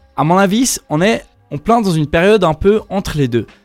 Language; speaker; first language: French; native; French